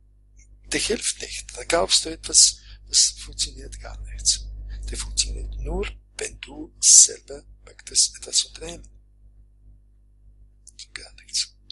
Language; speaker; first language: German; non-native, fluent; Croatian